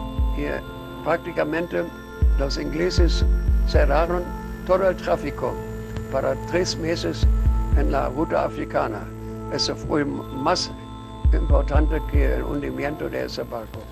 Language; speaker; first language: Spanish; non-native, fluent; German